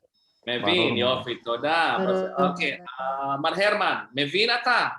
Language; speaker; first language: Hebrew; non-native, fluent; Indonesian